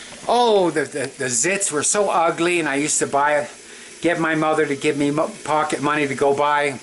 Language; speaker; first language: English; native; English